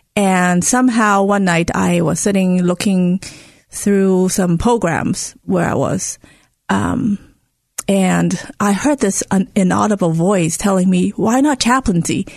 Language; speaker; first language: English; non-native, local second language; Cantonese